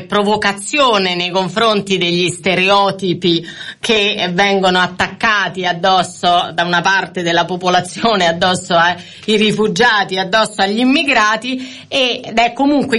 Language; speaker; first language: Italian; native; Italian